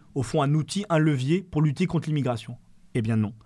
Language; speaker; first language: French; native; French